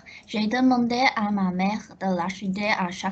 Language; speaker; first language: French; non-native, learner; Chinese